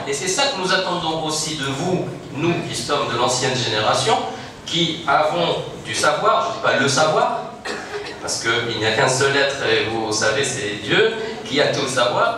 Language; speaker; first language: French; non-native, local second language; Arabic